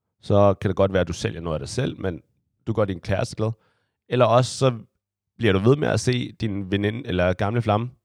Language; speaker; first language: Danish; early bilingual, other home language; Chinese